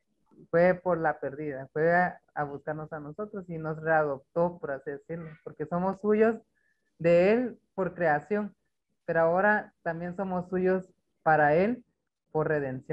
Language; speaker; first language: Spanish; native; Spanish